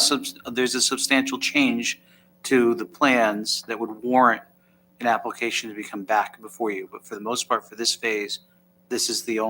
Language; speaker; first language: English; native; English